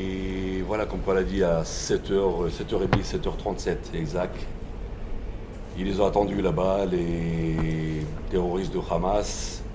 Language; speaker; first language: French; non-native, fluent; Hebrew